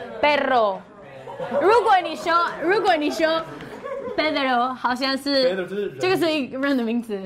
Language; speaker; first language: Chinese; non-native, learner; Spanish